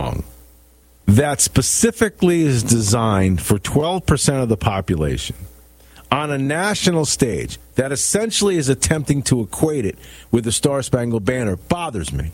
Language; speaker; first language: English; native; English